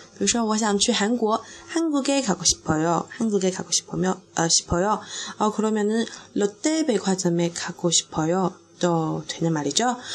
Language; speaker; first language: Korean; non-native, fluent; Chinese